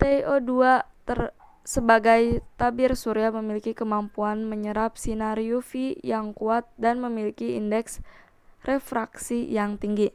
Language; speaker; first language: Indonesian; native; Indonesian